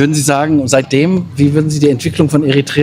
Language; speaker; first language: German; native; German